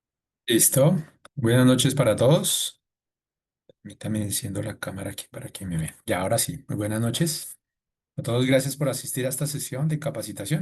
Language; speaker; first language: Spanish; native; Spanish